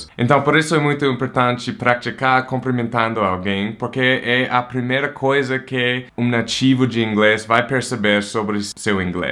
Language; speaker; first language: Portuguese; non-native, fluent; English